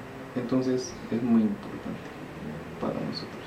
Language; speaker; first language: Spanish; non-native, learner; Japanese